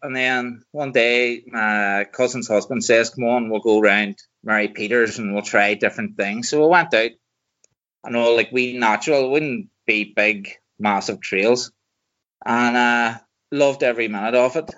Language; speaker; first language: English; native; English